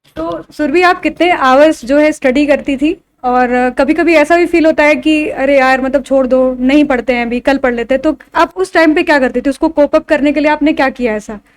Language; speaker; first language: Hindi; native; Hindi